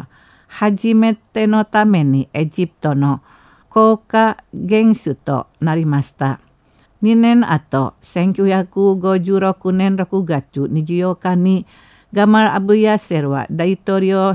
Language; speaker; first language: Japanese; non-native, fluent; Indonesian